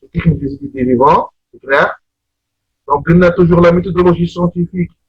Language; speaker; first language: French; non-native, local second language; Arabic